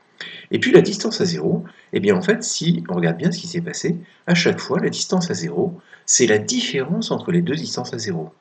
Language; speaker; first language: French; native; French